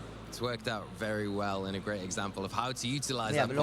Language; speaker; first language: English; native; English